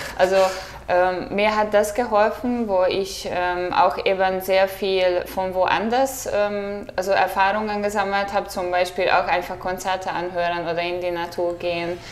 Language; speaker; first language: German; non-native, fluent; Hungarian